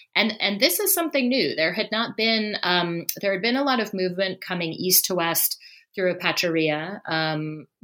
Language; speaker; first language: English; native; English